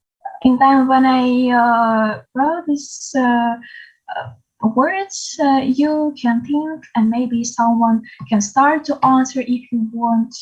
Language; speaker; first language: English; non-native, learner; Ukrainian